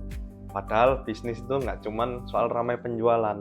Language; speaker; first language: Indonesian; native; Indonesian